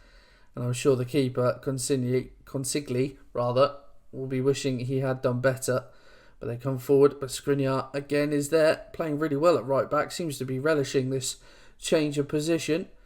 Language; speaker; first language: English; native; English